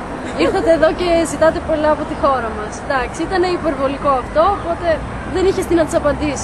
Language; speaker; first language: Greek; early bilingual, other home language; Albanian